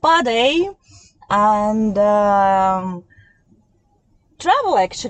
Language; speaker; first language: English; non-native, fluent; Russian